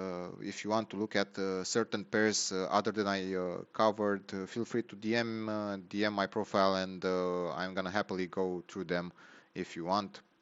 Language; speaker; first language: English; non-native, fluent; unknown